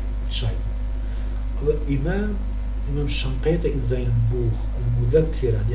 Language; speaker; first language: German; non-native, learner; Arabic